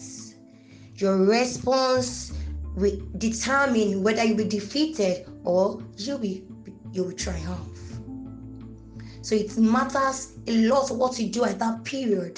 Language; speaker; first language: English; non-native, local second language; Yoruba